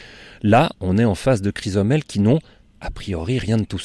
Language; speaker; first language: French; native; French